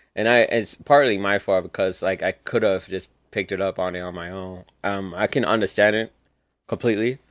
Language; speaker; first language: English; early bilingual, other home language; Spanish